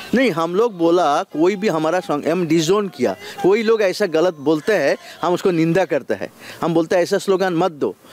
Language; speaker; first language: Hindi; non-native, local second language; Bangla